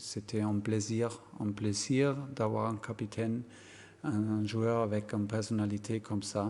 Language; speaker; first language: French; non-native, fluent; German